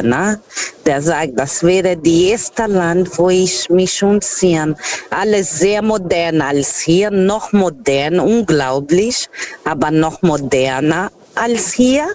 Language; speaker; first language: German; non-native, fluent; Portuguese